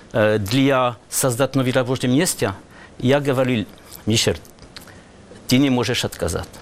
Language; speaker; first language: Russian; non-native, learner; French